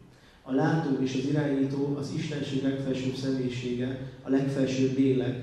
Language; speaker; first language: Hungarian; native; Hungarian